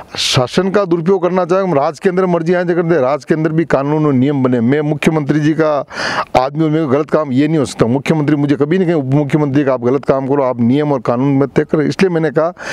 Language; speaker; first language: Hindi; native; Hindi